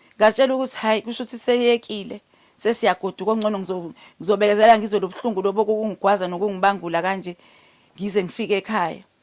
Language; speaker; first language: Zulu; native; Zulu